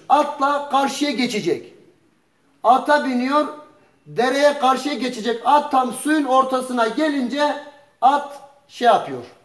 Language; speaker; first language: Turkish; early bilingual, heritage; Turkish